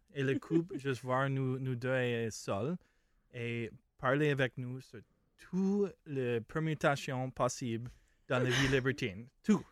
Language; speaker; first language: French; non-native, learner; English